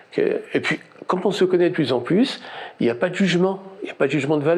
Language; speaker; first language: French; native; French